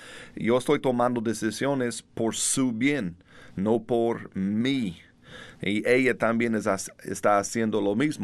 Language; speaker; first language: Spanish; non-native, learner; English